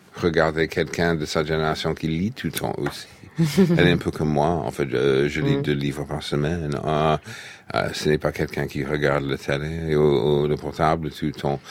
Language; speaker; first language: French; non-native, fluent; English